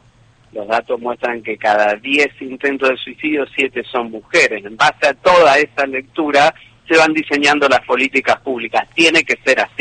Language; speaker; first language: Spanish; native; Spanish